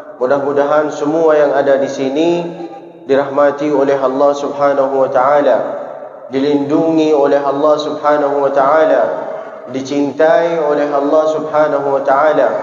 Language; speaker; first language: Malay; early bilingual, heritage; Malay